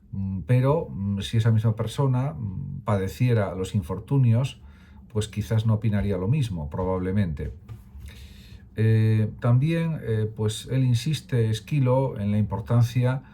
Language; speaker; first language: Spanish; native; Spanish